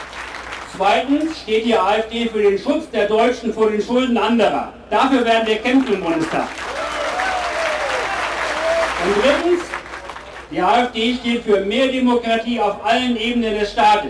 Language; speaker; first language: German; native; German